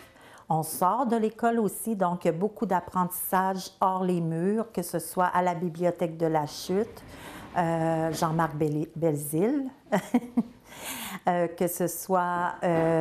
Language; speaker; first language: French; native; French